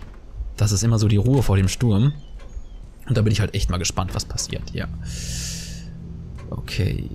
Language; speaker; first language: German; native; German